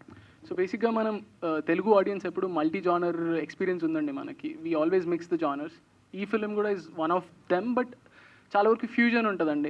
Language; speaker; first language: Telugu; native; Telugu